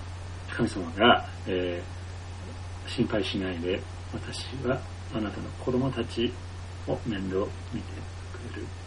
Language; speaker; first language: Japanese; non-native, fluent; English